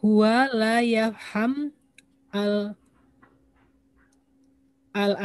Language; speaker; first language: Arabic; non-native, learner; Indonesian